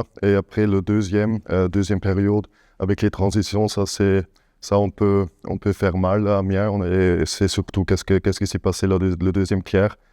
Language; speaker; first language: French; non-native, fluent; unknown